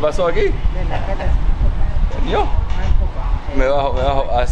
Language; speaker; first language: Spanish; non-native, learner; English